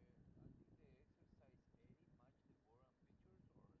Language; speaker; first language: English; non-native, learner; Spanish